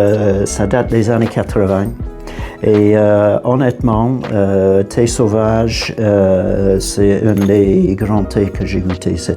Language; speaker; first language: French; non-native, fluent; English